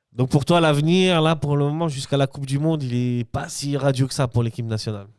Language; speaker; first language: French; native; French